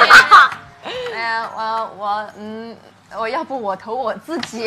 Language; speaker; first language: Chinese; native; Chinese